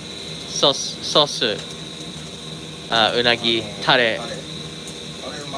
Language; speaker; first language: Japanese; non-native, fluent; English